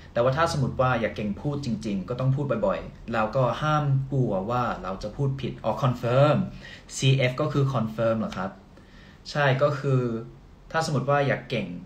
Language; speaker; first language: Thai; early bilingual, heritage; Thai